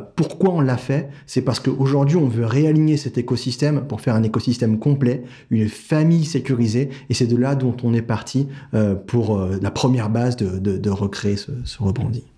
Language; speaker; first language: French; native; French